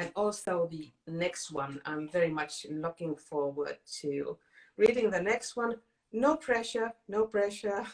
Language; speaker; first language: English; non-native, fluent; Finnish